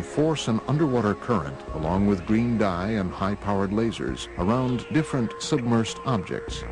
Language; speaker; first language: English; native; English